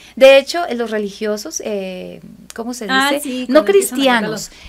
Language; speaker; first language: Spanish; native; Spanish